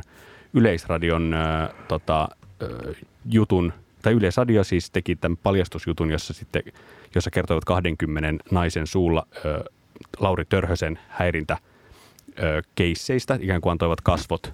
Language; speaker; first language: Finnish; native; Finnish